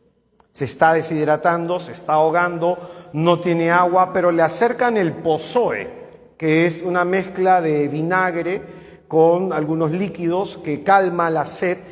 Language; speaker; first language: Spanish; native; Spanish